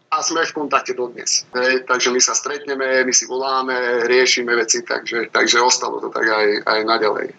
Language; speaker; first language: Slovak; native; Slovak